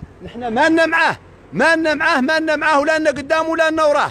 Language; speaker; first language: Arabic; native; Arabic